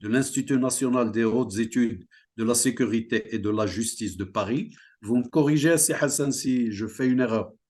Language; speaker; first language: French; non-native, local second language; Central Atlas Tamazight